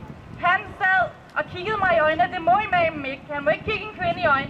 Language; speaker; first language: Danish; early bilingual, other home language; Persian